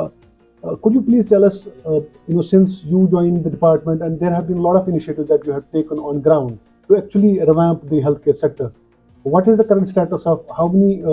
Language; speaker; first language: English; non-native, local second language; Kashmiri